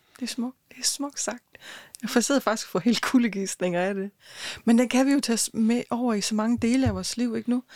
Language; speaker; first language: Danish; native; Danish